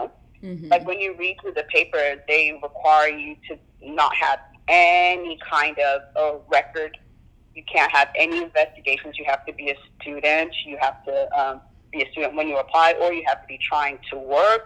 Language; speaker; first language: English; non-native, local second language; Yoruba